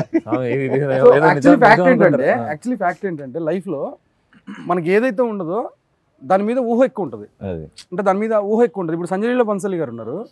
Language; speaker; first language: Telugu; native; Telugu